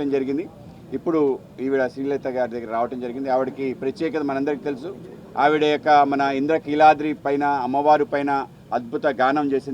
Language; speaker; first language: Telugu; native; Telugu